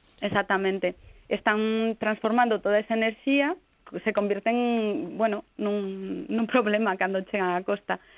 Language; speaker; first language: Galician; non-native, local second language; Spanish